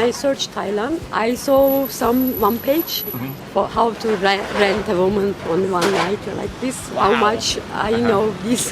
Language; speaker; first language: English; non-native, learner; Turkish